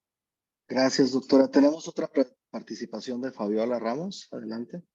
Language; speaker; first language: Spanish; native; Spanish